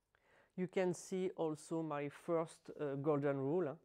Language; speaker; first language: English; non-native, learner; French